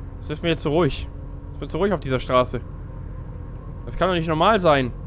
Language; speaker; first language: German; native; German